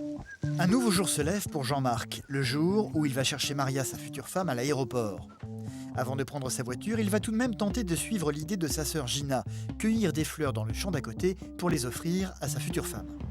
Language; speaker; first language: French; native; French